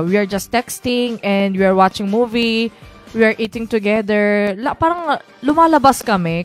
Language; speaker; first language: English; non-native, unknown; Korean